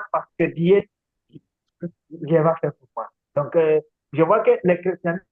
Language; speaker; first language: French; non-native, learner; Portuguese